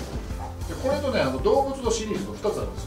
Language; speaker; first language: Japanese; native; Japanese